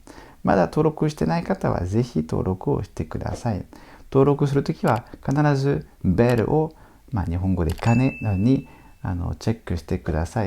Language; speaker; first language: Japanese; non-native, fluent; French